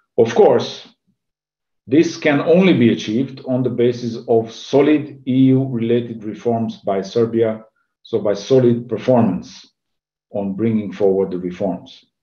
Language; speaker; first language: English; non-native, fluent; Hungarian